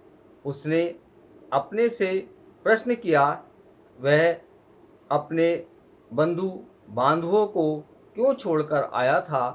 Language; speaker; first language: Hindi; native; Hindi